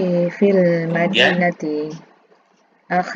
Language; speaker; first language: Arabic; non-native, learner; Malay